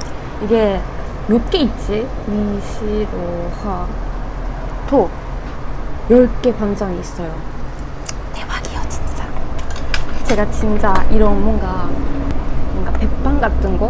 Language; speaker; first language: Korean; non-native, fluent; Japanese